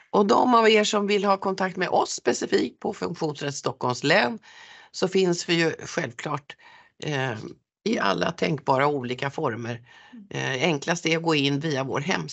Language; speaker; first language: Swedish; native; Swedish